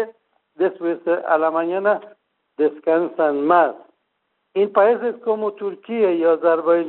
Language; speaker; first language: Spanish; non-native, fluent; Persian